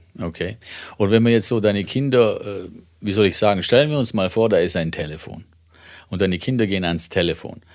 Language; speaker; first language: German; early bilingual, other home language; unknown